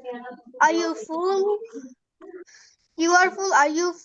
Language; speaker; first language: English; non-native, learner; Bangla